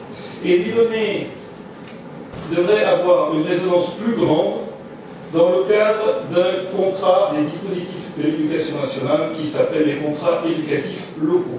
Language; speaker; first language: French; native; French